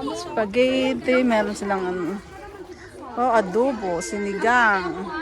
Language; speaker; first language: Filipino; non-native, local second language; Waray